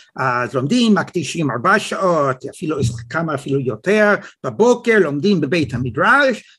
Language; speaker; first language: Hebrew; non-native, fluent; English